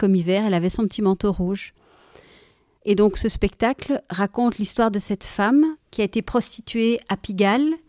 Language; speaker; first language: French; native; French